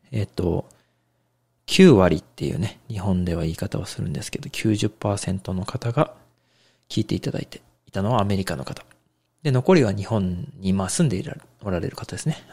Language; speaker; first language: Japanese; native; Japanese